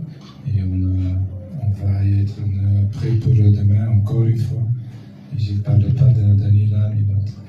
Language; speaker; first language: French; non-native, local second language; Dutch